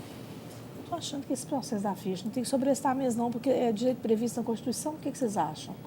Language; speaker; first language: Portuguese; native; Portuguese